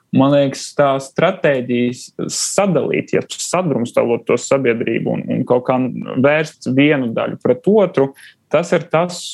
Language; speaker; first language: Latvian; non-native, local second language; Russian